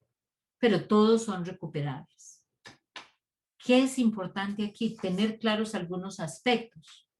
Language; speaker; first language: Spanish; native; Spanish